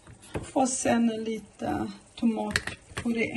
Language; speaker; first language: Swedish; non-native, learner; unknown